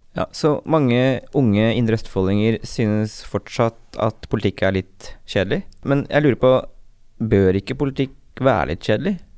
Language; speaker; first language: Norwegian; native; Norwegian